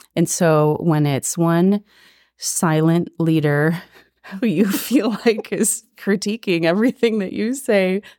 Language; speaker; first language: English; native; English